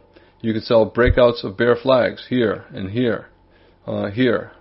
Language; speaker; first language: English; native; English